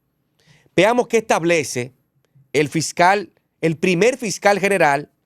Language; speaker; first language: Spanish; native; Spanish